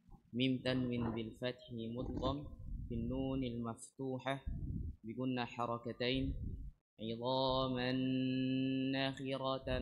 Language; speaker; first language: Arabic; non-native, learner; Indonesian